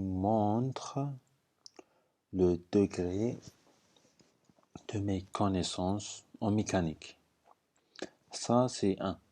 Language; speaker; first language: French; non-native, fluent; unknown